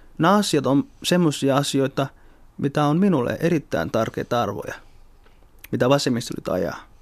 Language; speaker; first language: Finnish; early bilingual, other home language; Somali